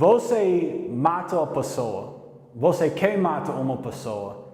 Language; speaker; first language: Portuguese; non-native, learner; English